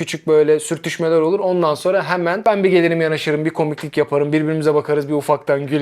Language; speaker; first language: Turkish; non-native, fluent; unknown